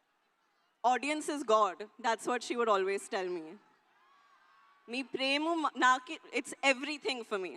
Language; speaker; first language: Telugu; non-native, learner; Hindi